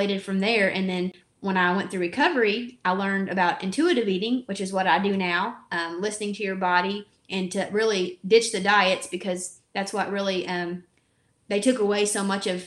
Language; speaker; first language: English; native; English